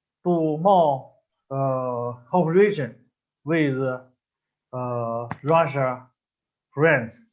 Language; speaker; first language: English; non-native, learner; Chinese